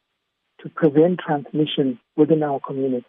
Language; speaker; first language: English; native; English